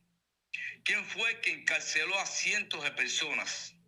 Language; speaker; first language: Spanish; native; Spanish